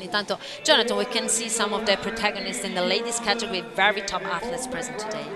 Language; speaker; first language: English; non-native, fluent; Italian